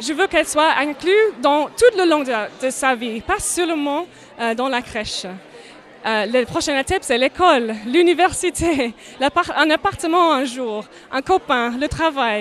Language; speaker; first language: French; non-native, fluent; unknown